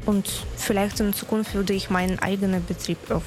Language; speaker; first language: German; non-native, learner; Russian